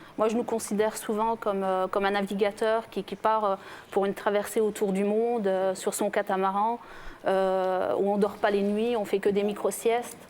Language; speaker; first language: French; native; French